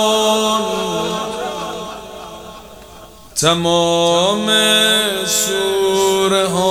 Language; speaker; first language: Persian; native; Persian